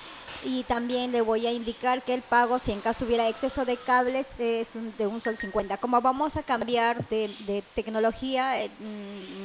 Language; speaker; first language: Spanish; native; Spanish